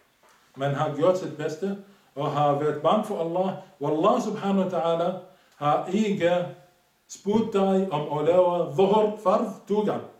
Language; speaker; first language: Danish; non-native, fluent; Arabic